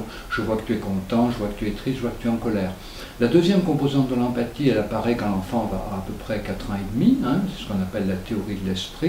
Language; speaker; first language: French; native; French